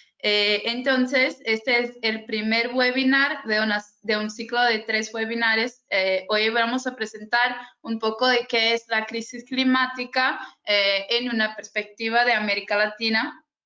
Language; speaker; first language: Spanish; non-native, fluent; Portuguese